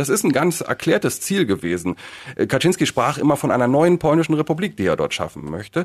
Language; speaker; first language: German; native; German